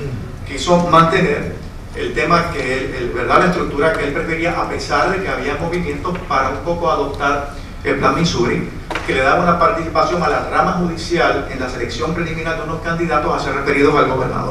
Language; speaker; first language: Spanish; native; Spanish